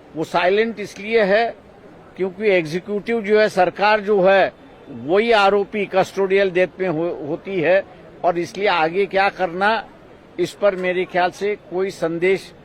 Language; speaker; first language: Hindi; non-native, local second language; Marathi